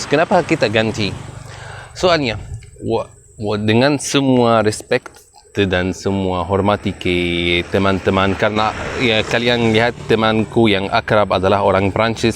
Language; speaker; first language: Indonesian; non-native, fluent; Arabic